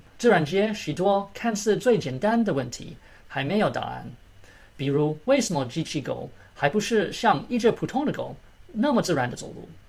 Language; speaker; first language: Chinese; early bilingual, heritage; Chinese